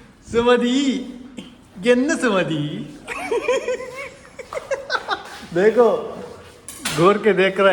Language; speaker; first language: Hindi; non-native, local second language; Tulu